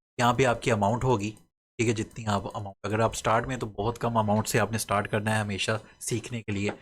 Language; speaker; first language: Urdu; non-native, local second language; Punjabi